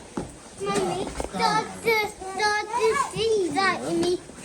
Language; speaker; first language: Swedish; early bilingual, other home language; Mongolian